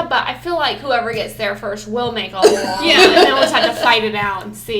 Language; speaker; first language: English; native; English